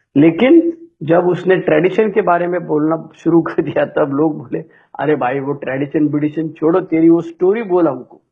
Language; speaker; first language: Hindi; non-native, local second language; Marathi